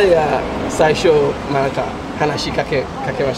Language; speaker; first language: Japanese; non-native, learner; English